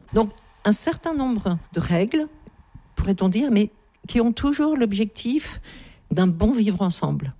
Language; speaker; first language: French; native; French